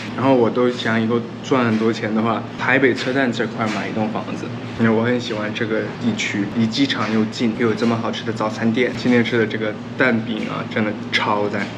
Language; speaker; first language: Chinese; non-native, fluent; Korean